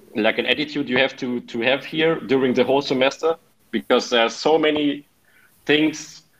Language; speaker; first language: English; non-native, fluent; German